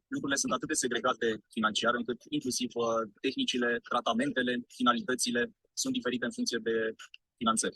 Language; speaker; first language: Romanian; native; Romanian